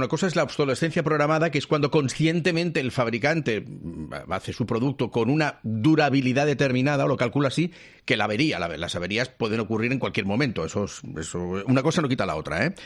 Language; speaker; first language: Spanish; native; Spanish